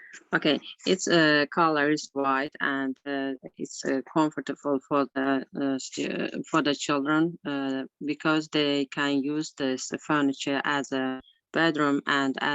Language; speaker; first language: English; non-native, learner; Azerbaijani